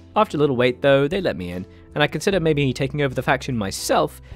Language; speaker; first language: English; native; English